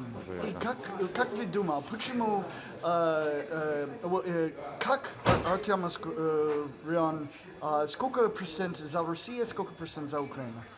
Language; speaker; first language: Russian; non-native, learner; English